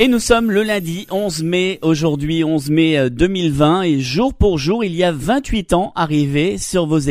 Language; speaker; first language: French; native; French